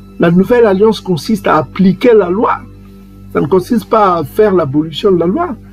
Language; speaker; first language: French; non-native, local second language; Kongo